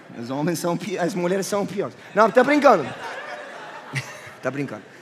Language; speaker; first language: Portuguese; non-native, fluent; English